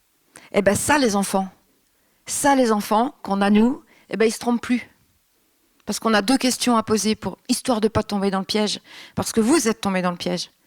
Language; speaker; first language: French; native; French